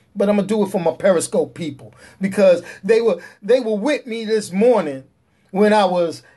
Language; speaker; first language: English; native; English